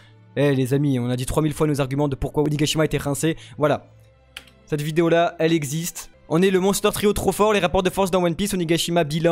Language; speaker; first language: French; native; French